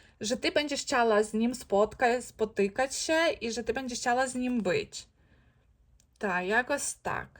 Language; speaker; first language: Polish; non-native, fluent; Ukrainian